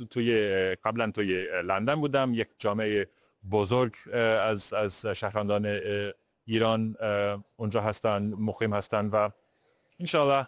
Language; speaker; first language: Persian; non-native, learner; English